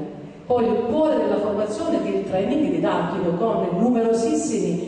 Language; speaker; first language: Italian; native; Italian